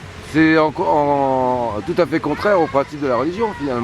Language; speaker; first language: French; native; French